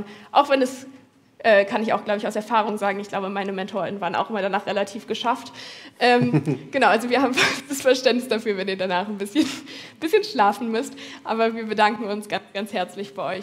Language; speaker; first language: German; native; German